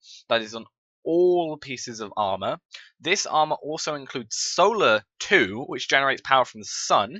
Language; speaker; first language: English; native; English